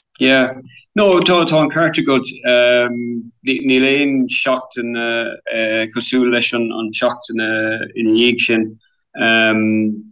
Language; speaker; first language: Irish; non-native, local second language; English